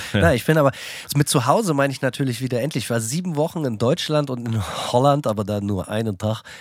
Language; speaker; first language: German; native; German